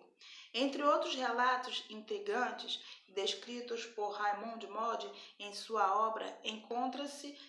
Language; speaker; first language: Portuguese; native; Portuguese